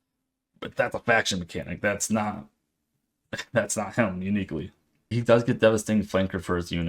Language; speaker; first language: English; native; English